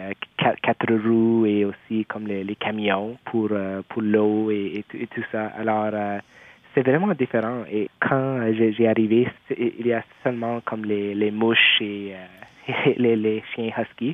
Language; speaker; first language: French; non-native, local second language; English